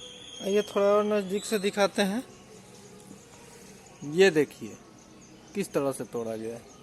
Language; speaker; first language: Hindi; native; Hindi